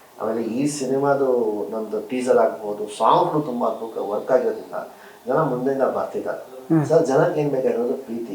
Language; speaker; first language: Kannada; non-native, local second language; Urdu